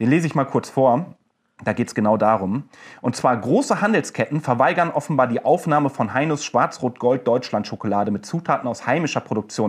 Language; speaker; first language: German; native; German